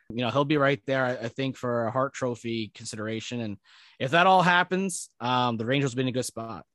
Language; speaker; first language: English; native; English